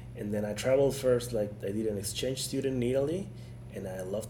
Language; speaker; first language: English; non-native, fluent; Spanish